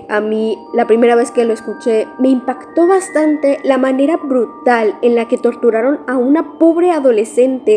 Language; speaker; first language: Spanish; native; Spanish